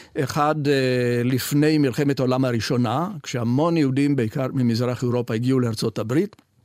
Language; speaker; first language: Hebrew; non-native, fluent; Italian